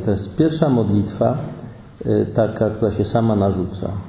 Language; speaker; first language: Polish; native; Polish